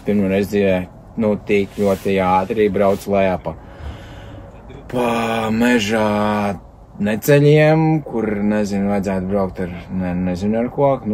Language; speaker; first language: Latvian; native; Latvian